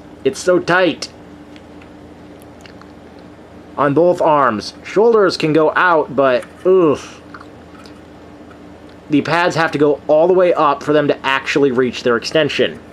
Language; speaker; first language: English; native; English